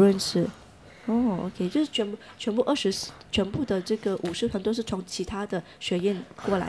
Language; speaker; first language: Chinese; native; Chinese